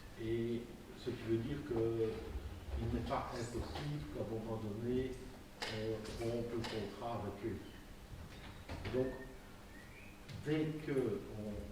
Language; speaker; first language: French; native; French